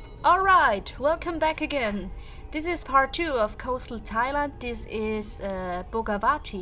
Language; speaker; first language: English; non-native, fluent; German